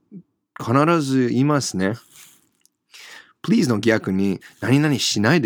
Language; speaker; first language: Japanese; non-native, fluent; English